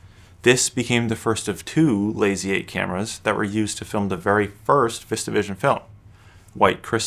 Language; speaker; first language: English; native; English